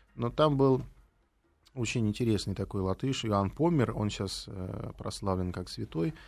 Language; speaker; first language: Russian; native; Russian